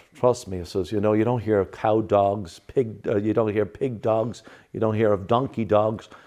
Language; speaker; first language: English; native; English